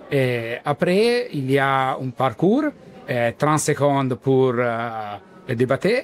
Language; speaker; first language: French; non-native, learner; Italian